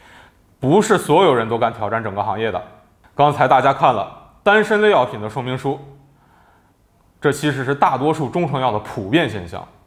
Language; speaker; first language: Chinese; native; Chinese